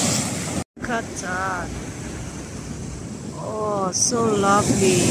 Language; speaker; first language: English; non-native, local second language; Filipino